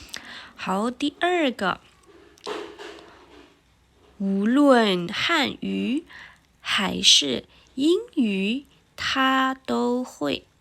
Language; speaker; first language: Chinese; non-native, fluent; Indonesian